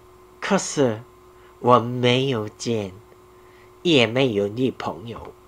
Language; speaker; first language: Chinese; non-native, learner; Korean